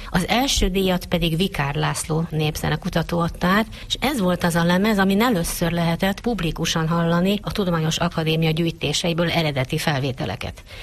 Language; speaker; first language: Hungarian; native; Hungarian